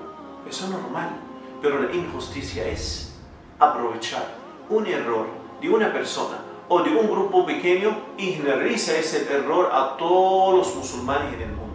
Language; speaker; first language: Spanish; non-native, fluent; Arabic